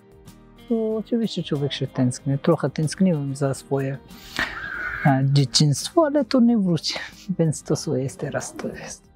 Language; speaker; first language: Polish; non-native, learner; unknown